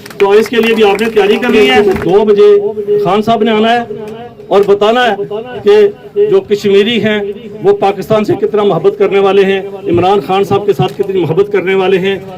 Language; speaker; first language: Urdu; non-native, local second language; Pahari-Potwari